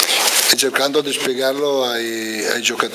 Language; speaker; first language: Italian; native; Italian